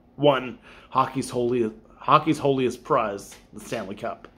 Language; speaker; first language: English; native; English